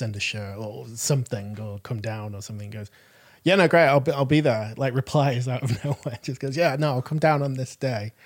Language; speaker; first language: English; native; English